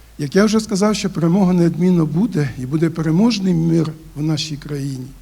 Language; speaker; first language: Ukrainian; native; Ukrainian